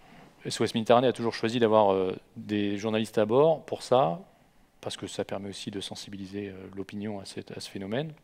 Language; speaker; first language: French; native; French